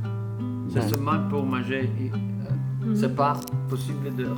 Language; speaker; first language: French; non-native, learner; Italian